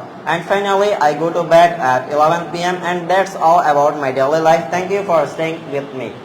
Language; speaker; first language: English; non-native, learner; Bangla